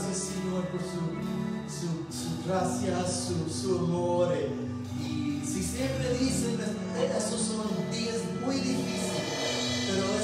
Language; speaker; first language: Spanish; non-native, learner; English